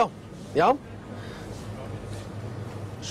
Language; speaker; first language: Icelandic; non-native, learner; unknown